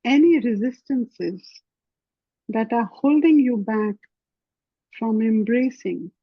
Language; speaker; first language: English; non-native, local second language; Hindi